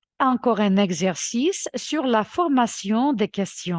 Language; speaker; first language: French; non-native, fluent; Ukrainian